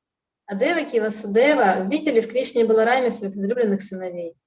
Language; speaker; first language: Russian; native; Russian